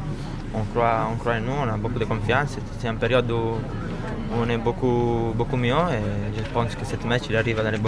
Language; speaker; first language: French; non-native, fluent; Italian